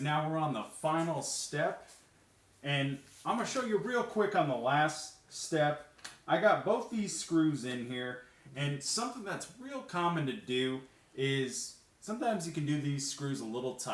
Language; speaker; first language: English; native; English